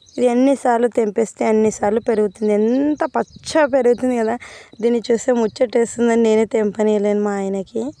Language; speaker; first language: Telugu; native; Telugu